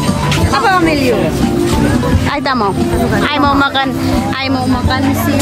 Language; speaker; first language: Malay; non-native, learner; Nepali